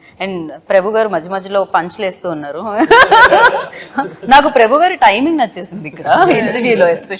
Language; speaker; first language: Telugu; native; Telugu